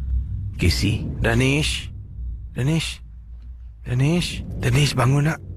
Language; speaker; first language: Malay; native; Malay